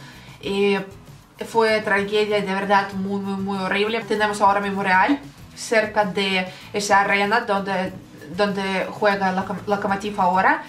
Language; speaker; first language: Spanish; non-native, learner; Russian